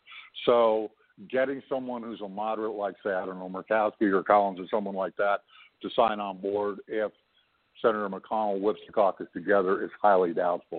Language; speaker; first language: English; native; English